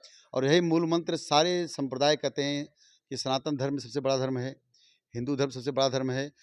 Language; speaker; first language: Hindi; native; Hindi